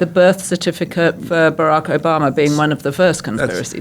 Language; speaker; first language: English; native; English